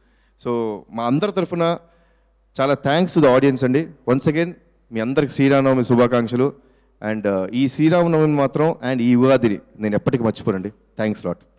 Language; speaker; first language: Telugu; native; Telugu